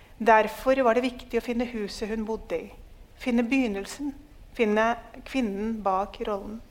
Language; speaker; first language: Norwegian; early bilingual, other home language; Urdu